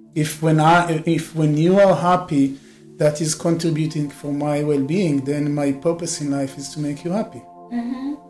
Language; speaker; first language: English; non-native, fluent; Hebrew